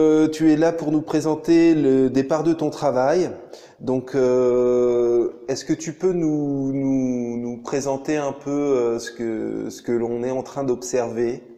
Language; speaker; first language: French; native; French